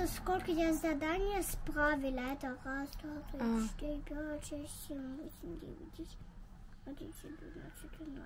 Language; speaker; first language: Russian; early bilingual, heritage; Russian